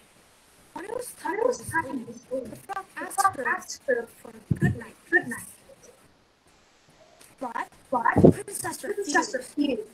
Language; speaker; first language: English; non-native, learner; Indonesian